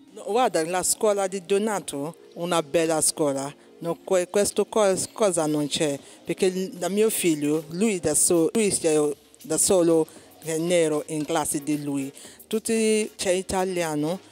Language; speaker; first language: Italian; non-native, learner; Yoruba